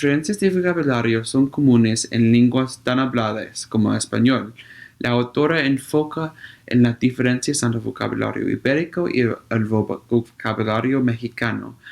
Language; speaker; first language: Spanish; non-native, learner; English